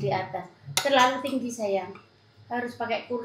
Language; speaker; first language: Indonesian; non-native, local second language; Javanese